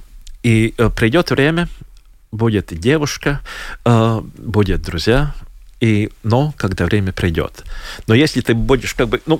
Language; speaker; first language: Russian; non-native, local second language; Latvian